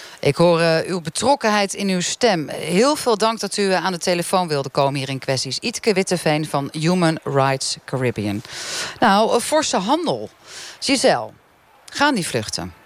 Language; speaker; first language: Dutch; native; Dutch